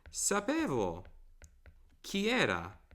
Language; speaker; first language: Italian; non-native, fluent; English